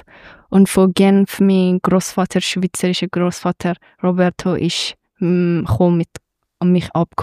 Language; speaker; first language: German; non-native, fluent; Persian